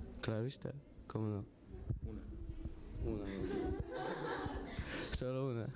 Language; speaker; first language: Spanish; non-native, learner; Russian